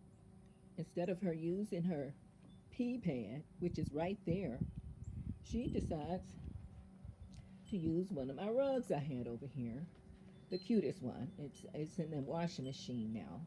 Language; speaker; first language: English; native; English